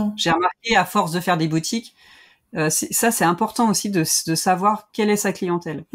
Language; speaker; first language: French; native; French